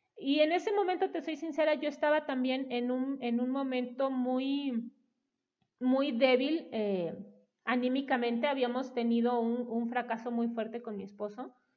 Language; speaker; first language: Spanish; native; Spanish